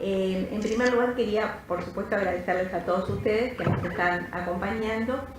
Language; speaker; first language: Spanish; native; Spanish